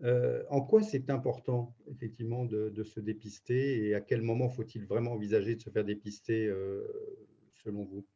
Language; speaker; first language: French; native; French